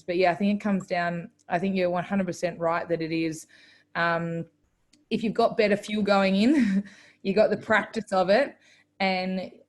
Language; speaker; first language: English; native; English